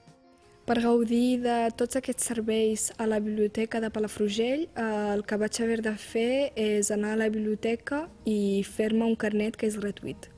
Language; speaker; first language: Catalan; early bilingual, other home language; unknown